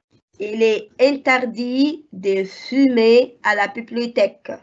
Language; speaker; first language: French; non-native, fluent; Arabic